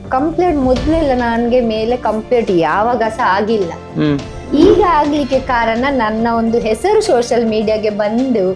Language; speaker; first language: Kannada; non-native, local second language; Tulu